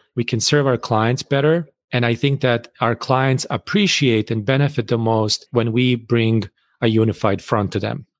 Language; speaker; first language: English; non-native, fluent; Bosnian